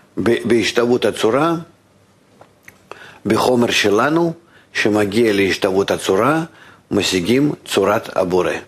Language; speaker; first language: Hebrew; non-native, fluent; Russian